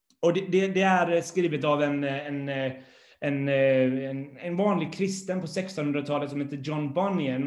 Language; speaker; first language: Swedish; non-native, fluent; English